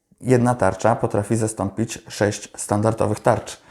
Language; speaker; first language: Polish; native; Polish